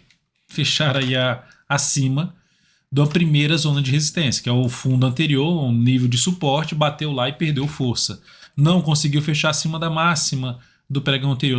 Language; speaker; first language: Portuguese; native; Portuguese